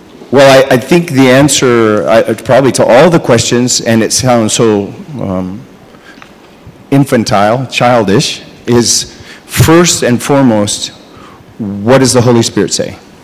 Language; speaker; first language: English; native; English